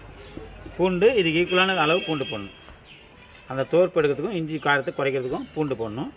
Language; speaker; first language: Tamil; native; Tamil